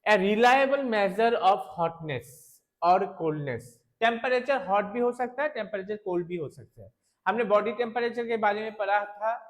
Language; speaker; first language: Hindi; non-native, local second language; Bangla